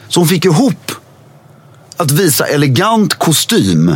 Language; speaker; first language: Swedish; native; Swedish